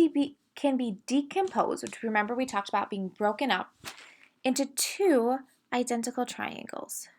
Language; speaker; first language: English; native; English